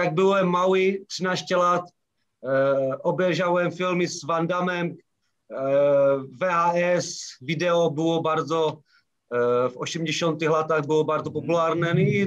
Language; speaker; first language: Polish; non-native, learner; Czech